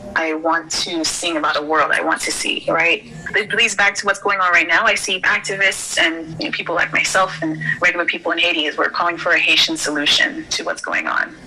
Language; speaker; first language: English; early bilingual, other home language; Haitian Creole